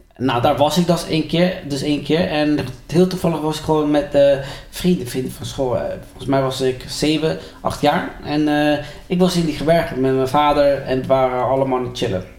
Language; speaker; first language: Dutch; early bilingual, other home language; Spanish